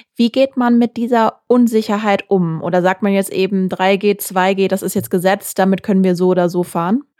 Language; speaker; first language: German; native; German